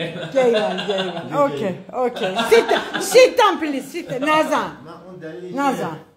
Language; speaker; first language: English; non-native, learner; Persian